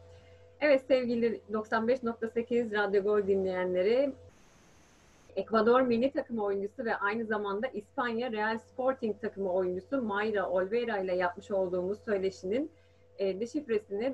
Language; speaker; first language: Turkish; native; Turkish